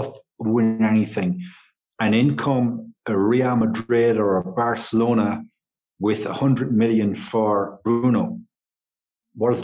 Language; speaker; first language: English; native; English